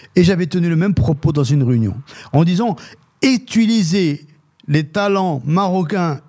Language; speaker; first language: French; native; French